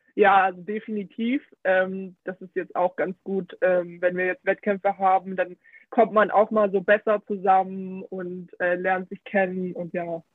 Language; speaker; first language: German; early bilingual, heritage; Danish